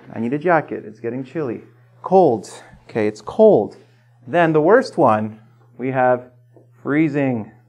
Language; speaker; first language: English; native; English